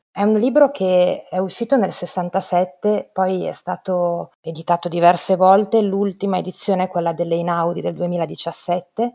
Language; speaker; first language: Italian; native; Italian